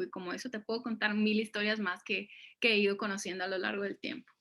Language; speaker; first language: Spanish; native; Spanish